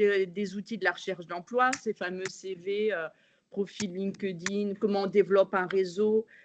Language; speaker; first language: French; native; French